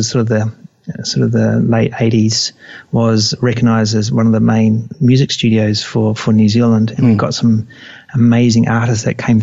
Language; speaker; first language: English; native; English